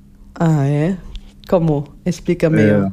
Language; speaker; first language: Portuguese; non-native, fluent; German